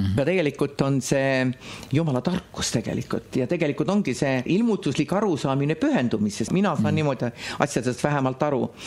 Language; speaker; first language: Estonian; native; Estonian